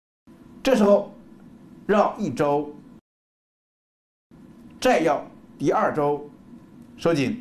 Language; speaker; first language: Chinese; native; Chinese